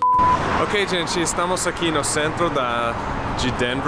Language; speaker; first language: Portuguese; non-native, fluent; English